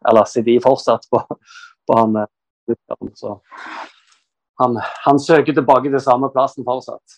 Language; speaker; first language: Norwegian; native; Norwegian